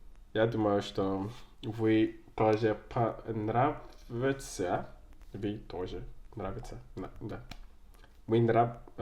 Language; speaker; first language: Russian; non-native, learner; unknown